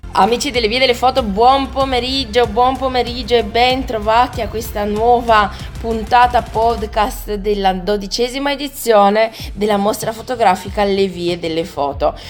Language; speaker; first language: Italian; native; Italian